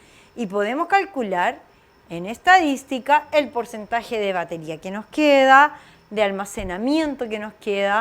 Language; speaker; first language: Spanish; native; Spanish